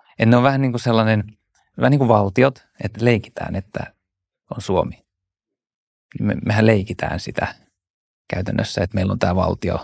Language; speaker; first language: Finnish; native; Finnish